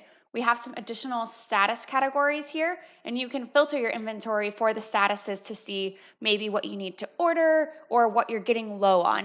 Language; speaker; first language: English; native; English